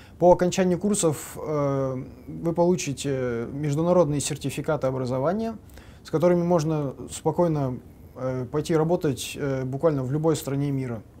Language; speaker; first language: Russian; native; Russian